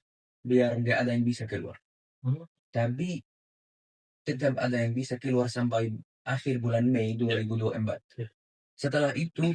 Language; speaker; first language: Indonesian; non-native, fluent; Arabic